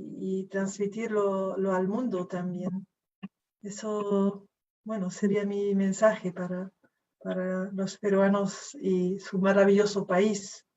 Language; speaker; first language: Spanish; non-native, fluent; Dutch